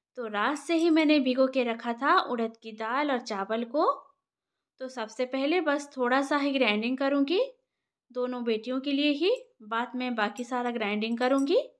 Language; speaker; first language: Hindi; non-native, local second language; Bangla